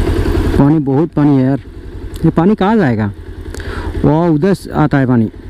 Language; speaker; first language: Hindi; non-native, local second language; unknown